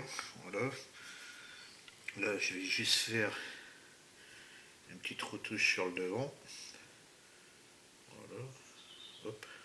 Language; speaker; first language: French; native; French